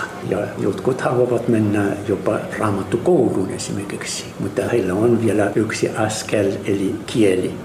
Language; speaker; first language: Finnish; non-native, fluent; Arabic